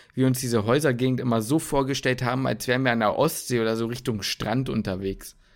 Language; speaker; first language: German; native; German